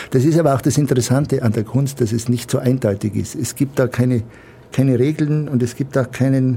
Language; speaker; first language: German; native; German